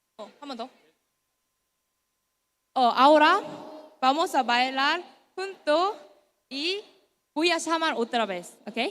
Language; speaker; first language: Spanish; non-native, learner; Korean